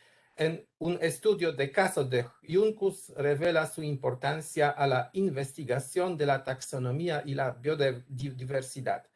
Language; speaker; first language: Spanish; non-native, learner; Polish